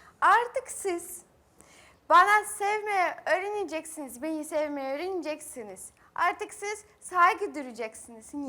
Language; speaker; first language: Turkish; non-native, learner; Russian